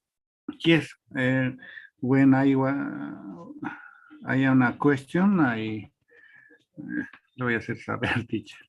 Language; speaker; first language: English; non-native, learner; Spanish